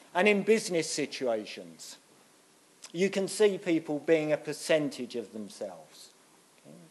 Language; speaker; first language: English; native; English